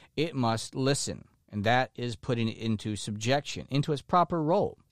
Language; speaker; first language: English; native; English